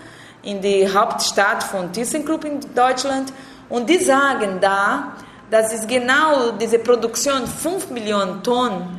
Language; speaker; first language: German; non-native, learner; Portuguese